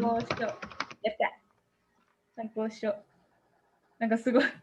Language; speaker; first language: Japanese; non-native, fluent; English